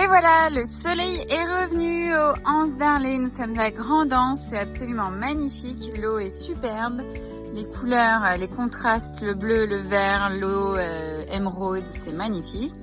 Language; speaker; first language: French; native; French